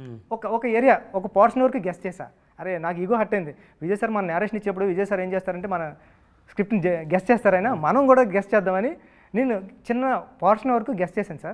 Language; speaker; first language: Telugu; native; Telugu